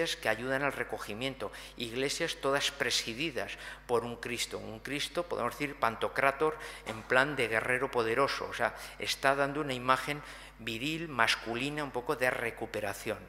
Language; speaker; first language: Spanish; native; Spanish